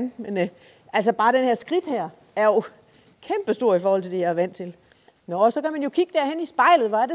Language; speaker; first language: Danish; native; Danish